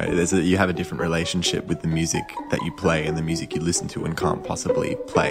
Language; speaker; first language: English; native; English